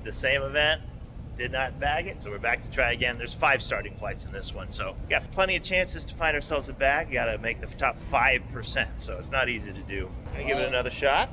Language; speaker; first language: English; native; English